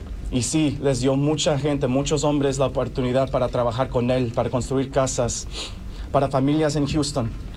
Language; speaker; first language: Spanish; early bilingual, heritage; Spanish